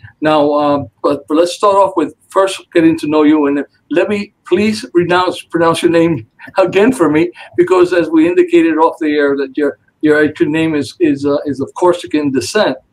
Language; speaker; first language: English; early bilingual, other home language; Spanish